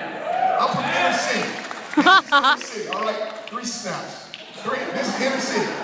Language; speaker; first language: English; native; English